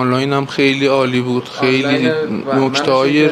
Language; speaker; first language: Persian; native; Persian